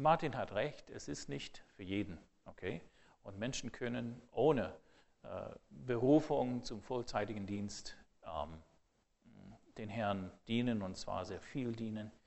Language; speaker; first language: German; non-native, fluent; English